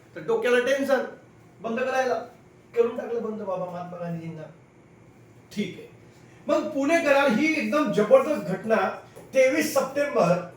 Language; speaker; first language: Marathi; non-native, local second language; Hindi